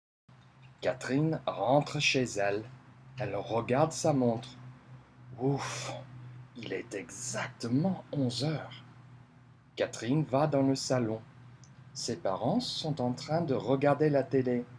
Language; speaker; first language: French; non-native, fluent; English